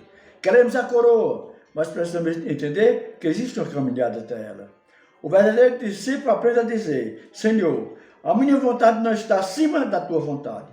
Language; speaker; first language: Portuguese; native; Portuguese